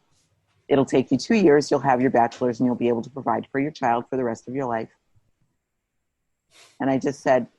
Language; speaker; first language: English; native; English